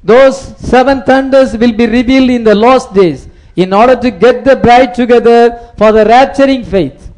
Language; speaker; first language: English; non-native, local second language; Tamil